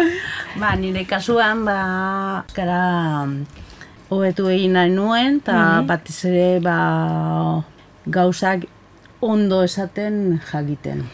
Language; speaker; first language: Basque; non-native, local second language; Spanish